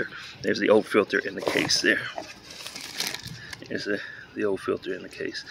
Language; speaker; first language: English; native; English